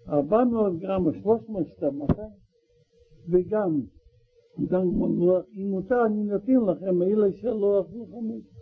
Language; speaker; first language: Hebrew; non-native, learner; Russian